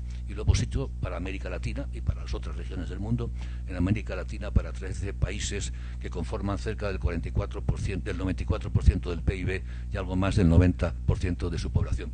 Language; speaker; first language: Spanish; native; Spanish